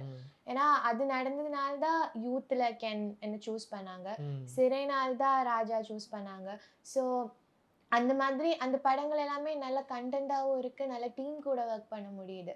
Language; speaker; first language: Tamil; non-native, local second language; Malayalam